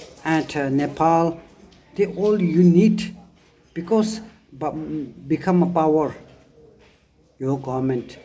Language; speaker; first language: English; non-native, learner; Tibetan